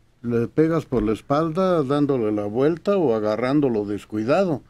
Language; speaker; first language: Spanish; native; Spanish